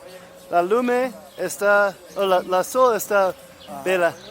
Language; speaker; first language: Spanish; non-native, learner; English